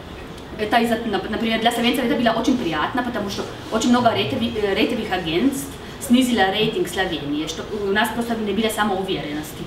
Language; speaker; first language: Russian; non-native, fluent; Slovenian